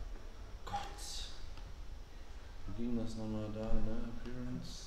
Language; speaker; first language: German; native; German